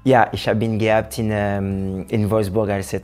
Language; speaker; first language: German; non-native, fluent; French